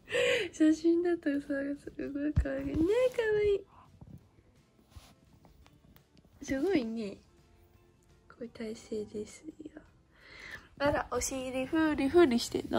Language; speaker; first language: Japanese; native; Japanese